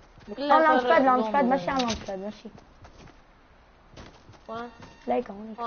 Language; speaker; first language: Arabic; native; Arabic